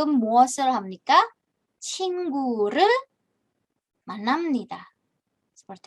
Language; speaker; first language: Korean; non-native, fluent; Indonesian